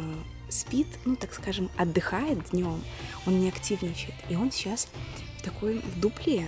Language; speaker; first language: Russian; native; Russian